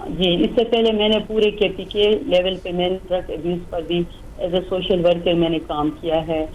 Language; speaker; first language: Urdu; non-native, local second language; Khowar